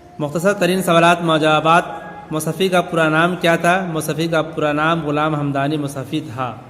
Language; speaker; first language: Urdu; native; Urdu